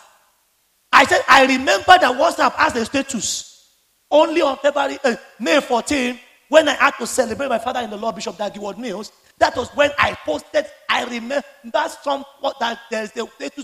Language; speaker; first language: English; non-native, local second language; Yoruba